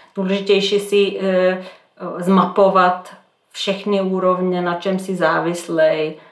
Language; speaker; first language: Czech; non-native, fluent; Serbian